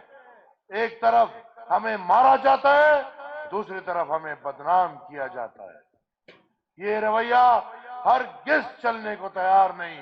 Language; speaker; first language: Urdu; non-native, local second language; Pashto